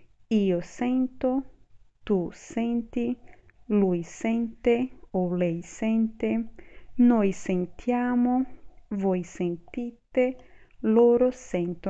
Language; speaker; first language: Italian; non-native, fluent; Portuguese